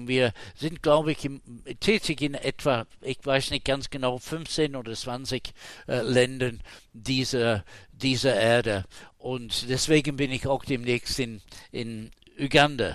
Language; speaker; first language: German; non-native, fluent; English